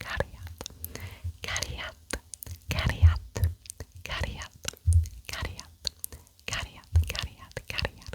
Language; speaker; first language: Welsh; non-native, local second language; English